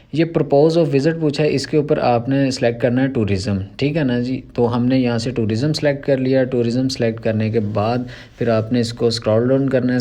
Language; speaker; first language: Urdu; non-native, local second language; Punjabi